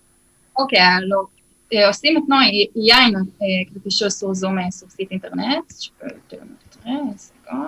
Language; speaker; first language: French; early bilingual, heritage; Hebrew